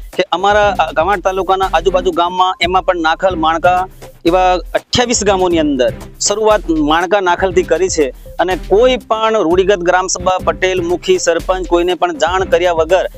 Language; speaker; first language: Gujarati; non-native, local second language; Rathawi